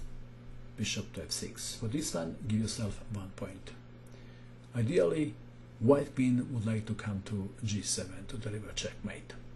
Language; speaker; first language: English; non-native, fluent; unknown